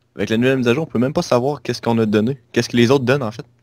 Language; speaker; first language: French; native; French